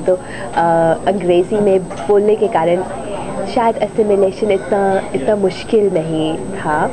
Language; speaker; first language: Hindi; native; Hindi